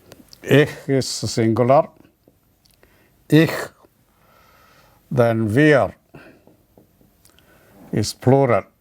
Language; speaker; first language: German; non-native, learner; Malayalam